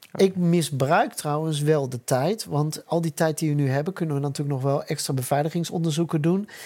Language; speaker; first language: Dutch; native; Dutch